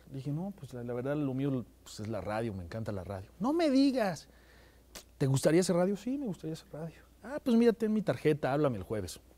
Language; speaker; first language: Spanish; native; Spanish